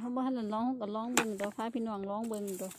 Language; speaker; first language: Thai; non-native, local second language; Lao